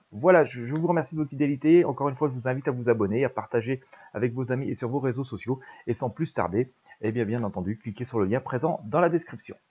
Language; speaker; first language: French; native; French